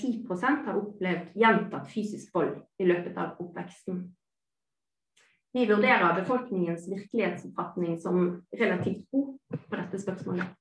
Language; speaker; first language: Norwegian; native; Norwegian